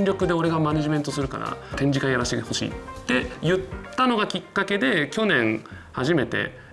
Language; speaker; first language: Japanese; native; Japanese